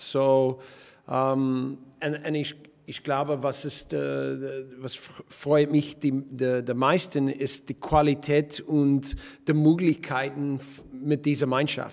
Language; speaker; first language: German; non-native, fluent; English